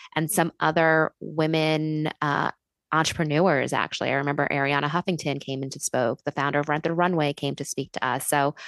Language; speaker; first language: English; native; English